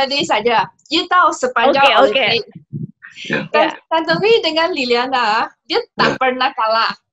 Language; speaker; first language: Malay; non-native, local second language; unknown